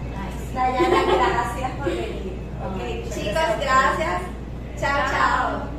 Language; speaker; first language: Spanish; native; Spanish